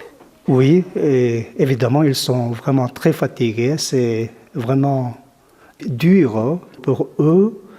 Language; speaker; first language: French; non-native, fluent; Korean